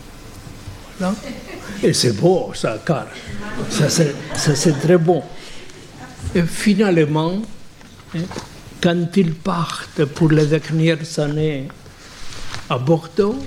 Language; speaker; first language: French; non-native, fluent; Spanish